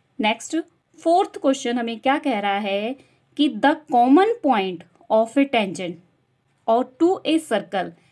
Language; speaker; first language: Hindi; native; Hindi